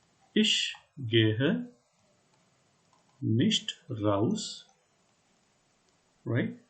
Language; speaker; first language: German; non-native, fluent; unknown